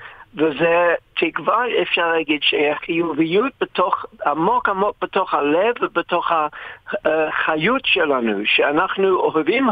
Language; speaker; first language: Hebrew; non-native, fluent; English